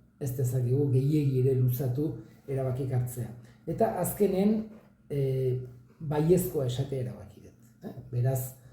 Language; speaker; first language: Basque; native; Basque